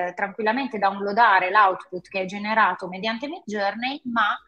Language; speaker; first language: Italian; native; Italian